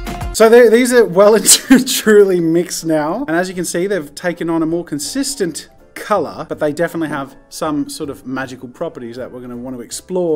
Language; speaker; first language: English; native; English